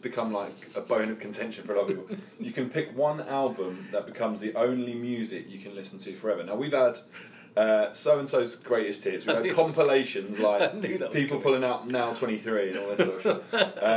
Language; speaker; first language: English; native; English